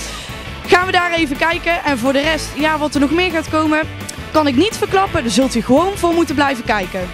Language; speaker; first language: Dutch; native; Dutch